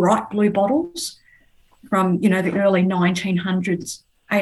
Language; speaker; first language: English; native; English